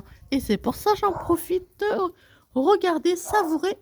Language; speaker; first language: French; native; French